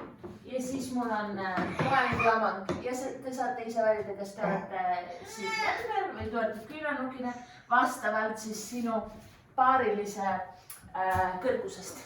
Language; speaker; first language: Estonian; native; Estonian